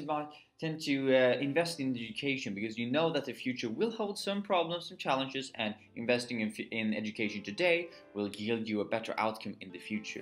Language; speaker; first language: English; non-native, fluent; Swedish